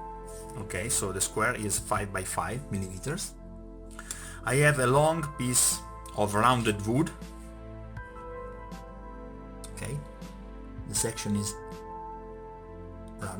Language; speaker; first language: English; non-native, fluent; Italian